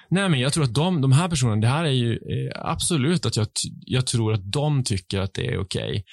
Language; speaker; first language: Swedish; native; Swedish